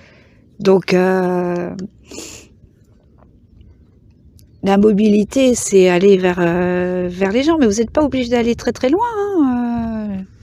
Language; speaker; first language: French; native; French